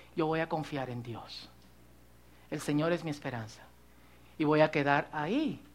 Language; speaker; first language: Spanish; native; Spanish